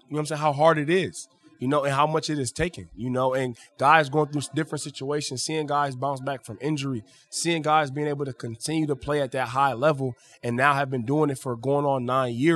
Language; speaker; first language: English; native; English